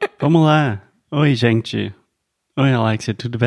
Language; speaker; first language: Portuguese; non-native, fluent; English